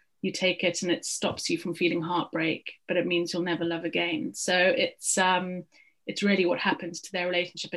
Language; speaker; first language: English; native; English